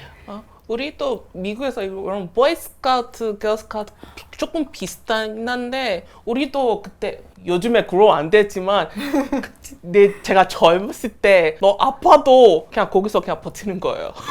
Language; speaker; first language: Korean; non-native, fluent; English